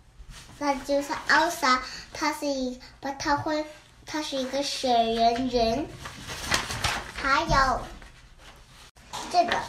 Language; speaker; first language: Chinese; early bilingual, heritage; English